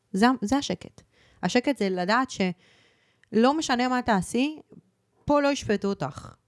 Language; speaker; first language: Hebrew; early bilingual, other home language; Spanish